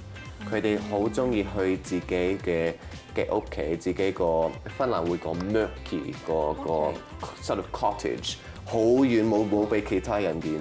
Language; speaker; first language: Cantonese; non-native, local second language; French